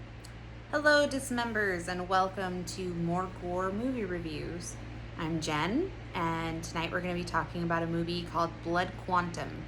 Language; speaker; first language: English; native; English